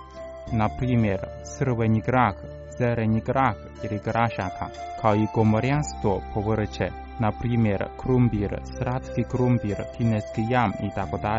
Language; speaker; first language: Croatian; non-native, fluent; Chinese